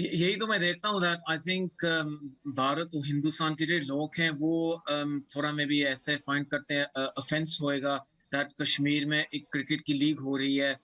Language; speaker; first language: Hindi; early bilingual, heritage; English